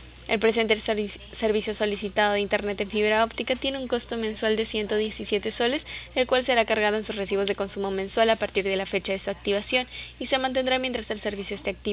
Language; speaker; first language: Spanish; native; Spanish